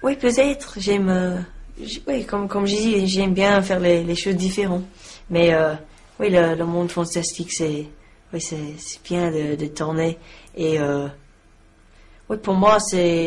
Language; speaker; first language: French; non-native, learner; English